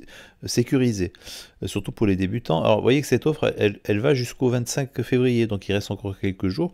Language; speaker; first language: French; native; French